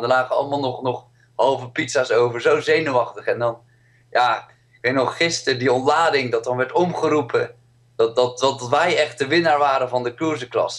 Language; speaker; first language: Dutch; native; Dutch